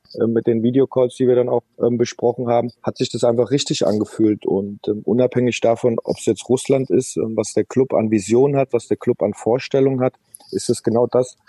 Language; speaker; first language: German; native; German